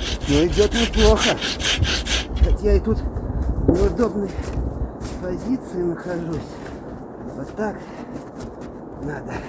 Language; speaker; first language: Russian; native; Russian